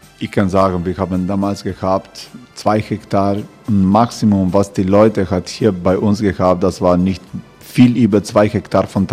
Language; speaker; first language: German; non-native, learner; Croatian